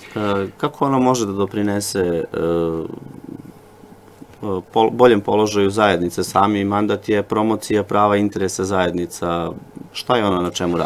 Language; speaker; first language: Serbian; native; Serbian